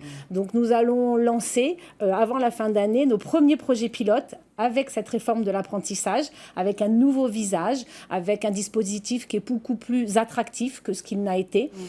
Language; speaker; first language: French; native; French